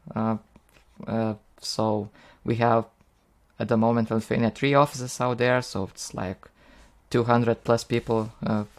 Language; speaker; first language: English; non-native, fluent; Lithuanian